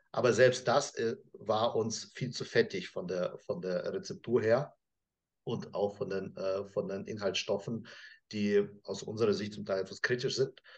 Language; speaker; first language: German; non-native, fluent; Russian